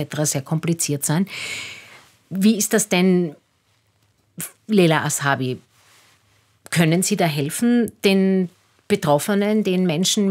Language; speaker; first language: German; native; German